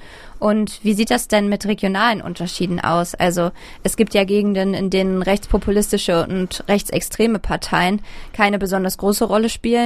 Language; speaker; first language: German; native; German